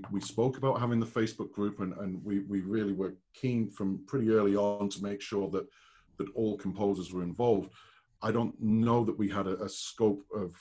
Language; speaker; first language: English; native; English